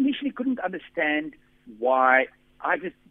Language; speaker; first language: English; non-native, local second language; Afrikaans